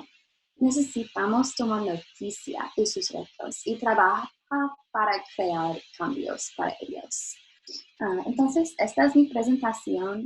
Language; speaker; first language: Spanish; non-native, learner; English